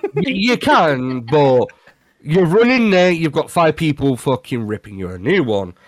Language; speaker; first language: English; native; English